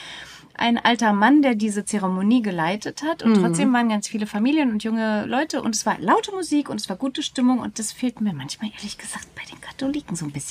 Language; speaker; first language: German; native; German